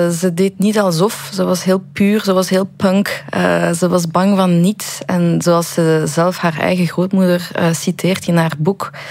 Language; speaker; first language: Dutch; early bilingual, other home language; Persian